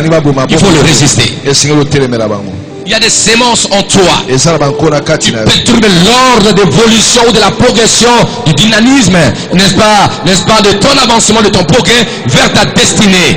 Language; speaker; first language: French; non-native, local second language; Lingala